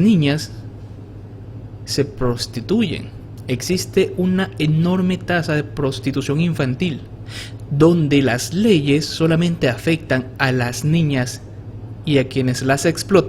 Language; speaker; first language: Spanish; native; Spanish